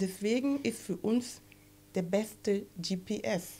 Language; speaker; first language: German; non-native, fluent; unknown